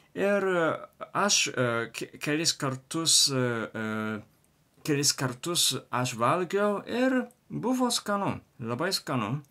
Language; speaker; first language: Lithuanian; non-native, learner; Japanese